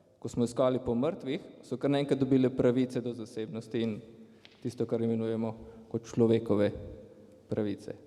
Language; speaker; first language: Slovenian; native; Slovenian